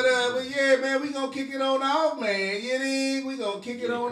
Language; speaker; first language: English; native; English